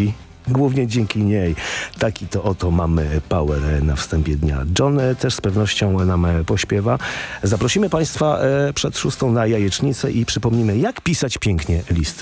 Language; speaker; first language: Polish; native; Polish